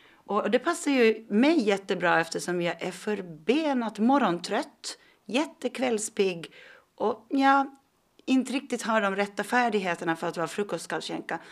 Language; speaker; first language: Swedish; native; Swedish